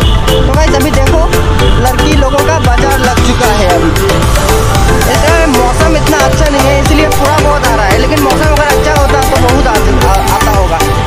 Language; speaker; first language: Hindi; non-native, local second language; Bangla